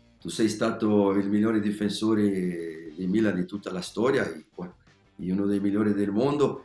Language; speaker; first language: Italian; non-native, learner; Spanish